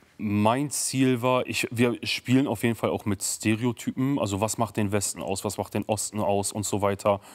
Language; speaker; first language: German; early bilingual, other home language; Kurdish